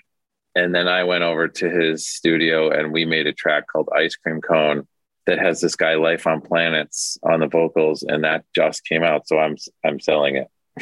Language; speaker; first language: English; native; English